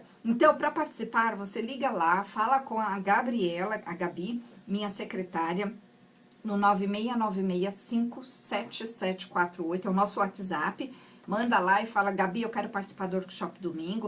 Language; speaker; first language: Portuguese; native; Portuguese